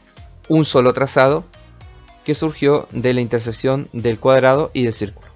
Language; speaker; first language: Spanish; native; Spanish